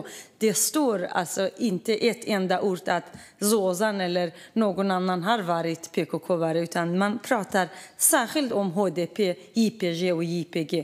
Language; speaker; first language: Swedish; non-native, fluent; Kurdish